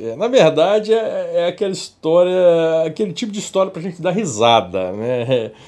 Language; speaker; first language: Portuguese; native; Portuguese